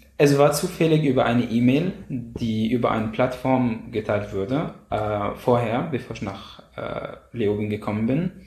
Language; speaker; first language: German; non-native, fluent; Arabic